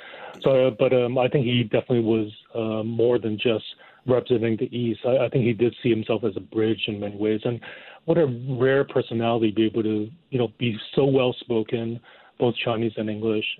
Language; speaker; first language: English; non-native, local second language; Cantonese